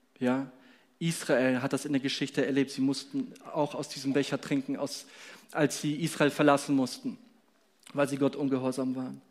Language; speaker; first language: German; non-native, fluent; Polish